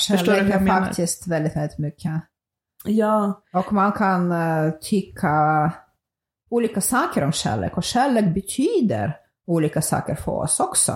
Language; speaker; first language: Swedish; non-native, fluent; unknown